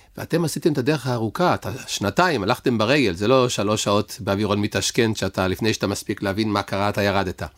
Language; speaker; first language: Hebrew; native; Hebrew